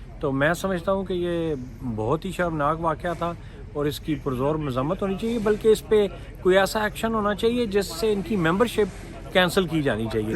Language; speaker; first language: Urdu; non-native, local second language; Punjabi